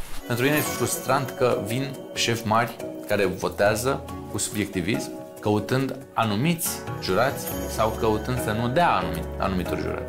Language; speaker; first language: Romanian; native; Romanian